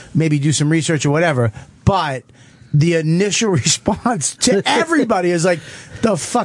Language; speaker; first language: English; native; English